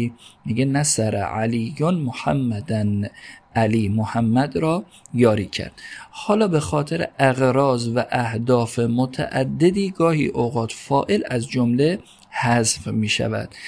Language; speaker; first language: Persian; native; Persian